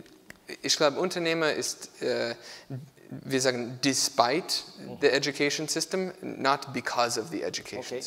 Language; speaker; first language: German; non-native, learner; English